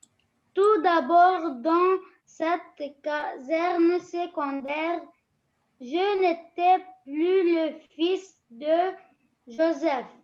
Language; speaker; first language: French; non-native, learner; Arabic